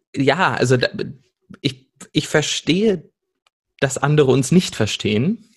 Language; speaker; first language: German; native; German